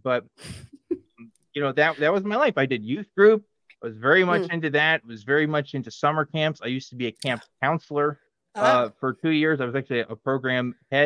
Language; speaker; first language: English; native; English